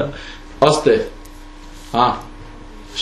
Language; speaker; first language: Danish; non-native, fluent; Arabic